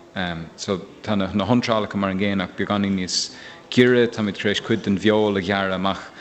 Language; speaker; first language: Irish; native; Irish